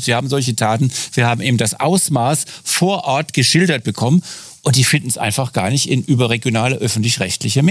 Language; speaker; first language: German; native; German